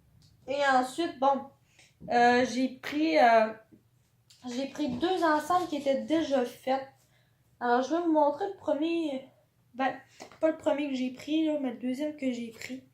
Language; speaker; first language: French; native; French